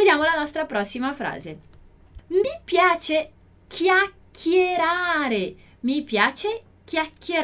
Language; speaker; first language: Italian; non-native, fluent; Portuguese